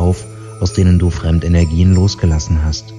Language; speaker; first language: German; native; German